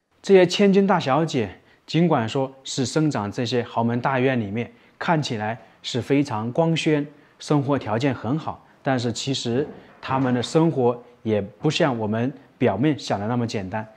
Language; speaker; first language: Chinese; native; Chinese